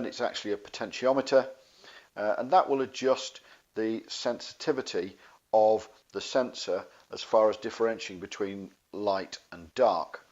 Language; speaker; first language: English; native; English